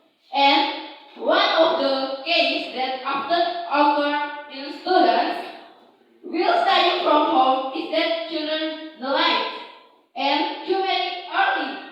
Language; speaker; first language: English; non-native, learner; Indonesian